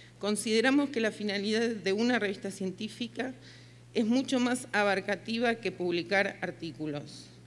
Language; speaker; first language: Spanish; native; Spanish